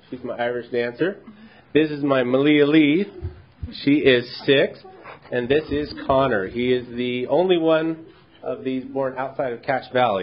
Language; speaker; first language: English; native; English